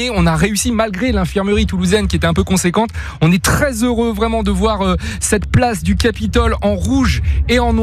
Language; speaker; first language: French; native; French